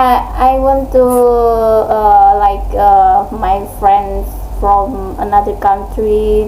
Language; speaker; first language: English; non-native, learner; Indonesian